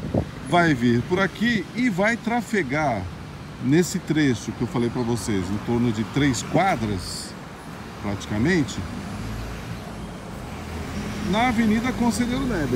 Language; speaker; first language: Portuguese; native; Portuguese